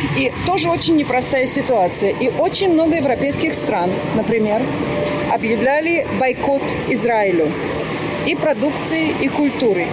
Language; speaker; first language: Russian; native; Russian